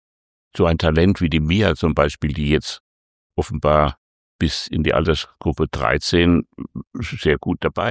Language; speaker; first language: German; native; German